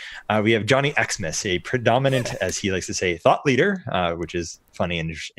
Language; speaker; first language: English; native; English